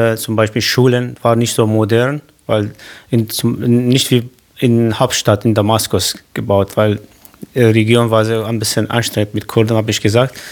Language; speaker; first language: German; non-native, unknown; Kurdish